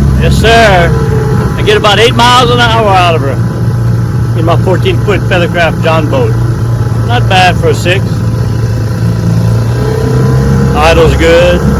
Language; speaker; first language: English; native; English